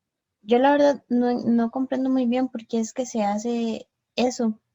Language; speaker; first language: Spanish; native; Spanish